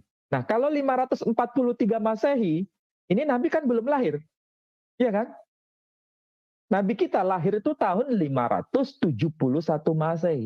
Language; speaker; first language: Indonesian; native; Indonesian